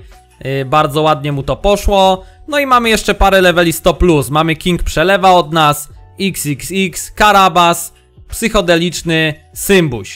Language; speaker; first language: Polish; native; Polish